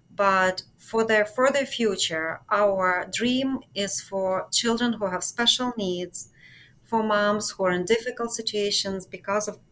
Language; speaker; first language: English; non-native, fluent; Ukrainian